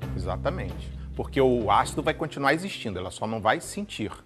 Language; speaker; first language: Portuguese; native; Portuguese